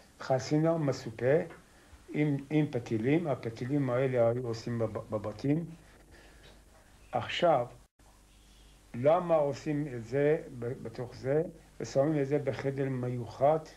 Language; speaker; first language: Hebrew; non-native, fluent; Persian